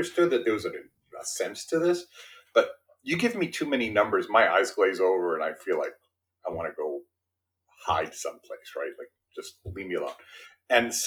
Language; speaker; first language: English; early bilingual, other home language; Spanish